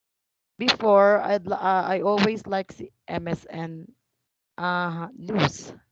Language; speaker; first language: English; non-native, fluent; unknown